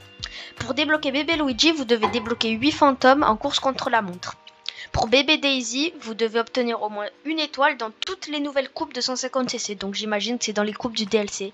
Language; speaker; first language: French; native; French